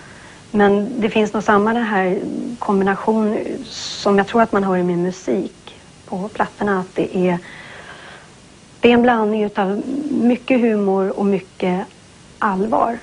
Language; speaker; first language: Swedish; native; Swedish